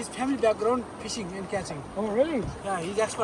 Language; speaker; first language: English; non-native, learner; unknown